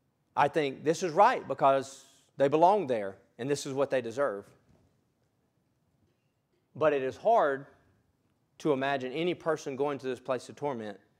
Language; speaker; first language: English; native; English